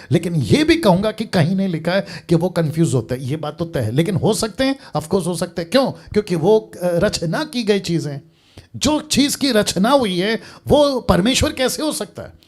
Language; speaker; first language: Hindi; native; Hindi